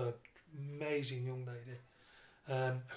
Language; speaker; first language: English; native; English